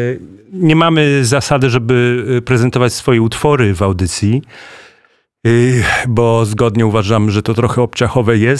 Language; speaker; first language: Polish; native; Polish